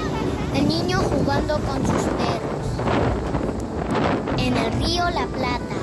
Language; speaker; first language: Spanish; native; Spanish